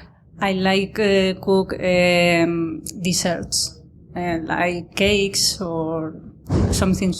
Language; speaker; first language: English; non-native, learner; Spanish